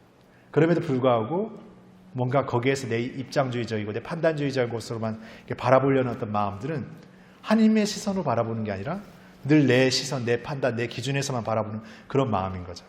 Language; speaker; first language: Korean; native; Korean